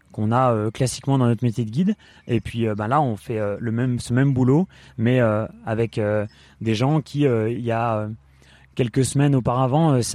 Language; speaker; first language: French; native; French